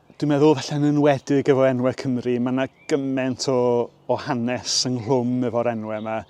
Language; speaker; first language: Welsh; native; Welsh